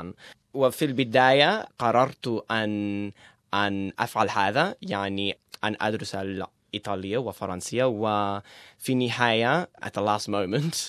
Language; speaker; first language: Arabic; non-native, learner; English